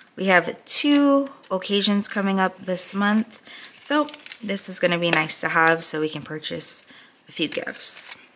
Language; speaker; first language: English; native; English